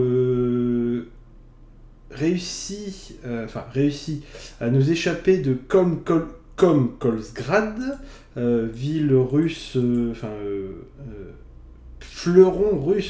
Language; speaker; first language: French; native; French